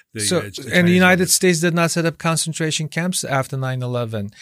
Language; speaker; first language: English; non-native, fluent; Chinese